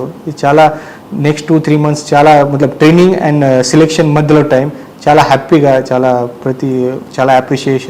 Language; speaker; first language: Telugu; non-native, learner; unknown